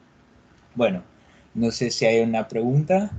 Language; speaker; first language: Spanish; native; Spanish